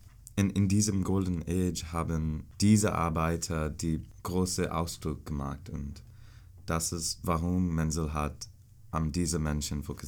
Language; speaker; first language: German; non-native, learner; English